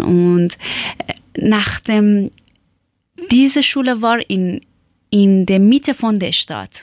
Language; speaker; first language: German; non-native, learner; Persian